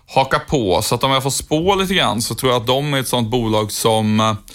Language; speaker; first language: Swedish; native; Swedish